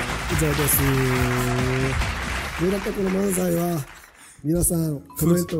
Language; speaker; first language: Japanese; non-native, fluent; Arabic